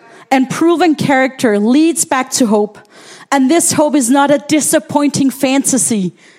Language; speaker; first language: English; non-native, fluent; Danish